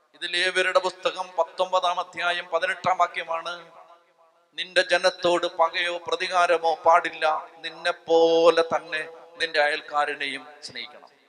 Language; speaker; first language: Malayalam; native; Malayalam